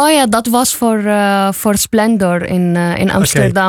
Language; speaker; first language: Dutch; non-native, fluent; Arabic